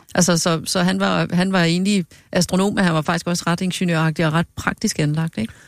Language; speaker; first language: Danish; native; Danish